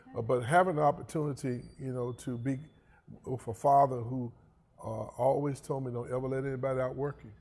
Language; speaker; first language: English; native; English